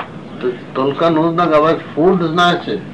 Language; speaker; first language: Russian; non-native, learner; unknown